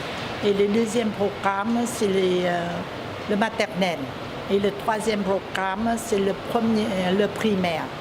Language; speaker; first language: French; non-native, learner; Vietnamese